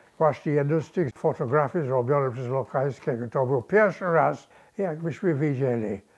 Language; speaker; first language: Polish; early bilingual, other home language; English